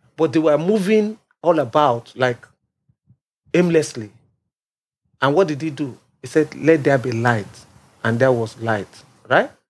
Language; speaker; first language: English; non-native, local second language; Yoruba